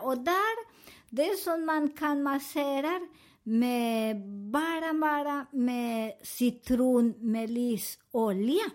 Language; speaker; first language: Swedish; non-native, learner; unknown